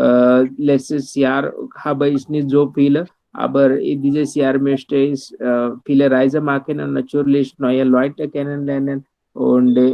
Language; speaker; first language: German; non-native, learner; Hindi